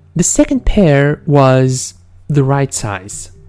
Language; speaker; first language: English; non-native, fluent; Arabic